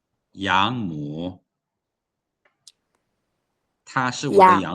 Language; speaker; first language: Chinese; non-native, fluent; Lao